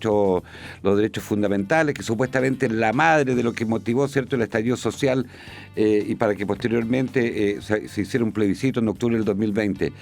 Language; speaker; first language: Spanish; native; Spanish